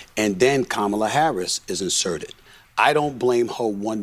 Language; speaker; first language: English; native; English